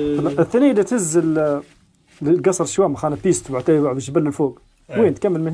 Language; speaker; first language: Arabic; native; Arabic